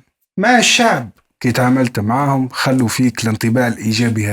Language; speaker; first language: Arabic; native; Arabic